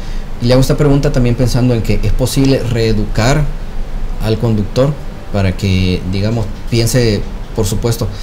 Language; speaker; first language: Spanish; native; Spanish